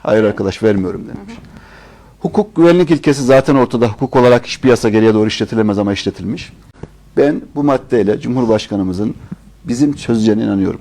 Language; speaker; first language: Turkish; native; Turkish